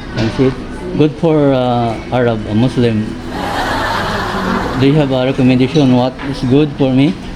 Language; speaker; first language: English; non-native, learner; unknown